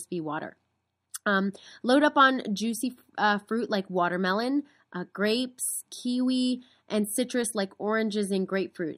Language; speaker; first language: English; native; English